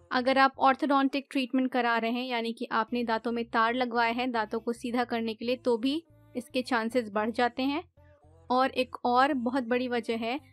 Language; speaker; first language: Hindi; native; Hindi